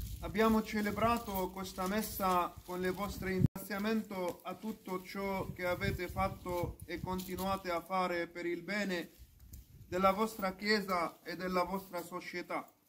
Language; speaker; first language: Italian; non-native, fluent; Arabic